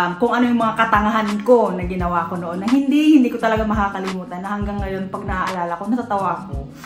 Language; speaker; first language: Filipino; native; Filipino